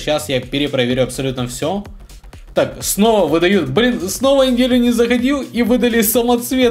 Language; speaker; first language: Russian; native; Russian